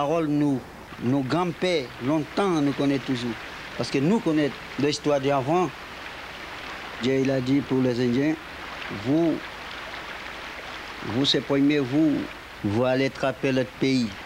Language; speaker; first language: French; non-native, local second language; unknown